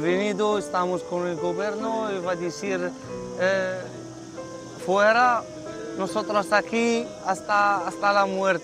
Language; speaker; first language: Spanish; non-native, learner; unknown